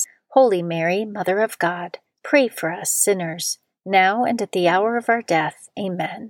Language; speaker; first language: English; native; English